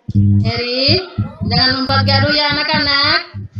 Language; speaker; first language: Indonesian; native; Indonesian